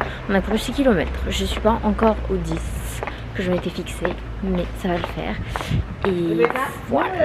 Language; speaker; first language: French; native; French